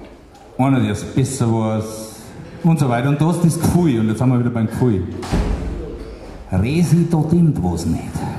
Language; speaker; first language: German; native; German